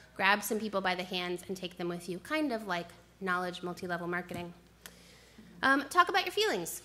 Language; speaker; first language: English; native; English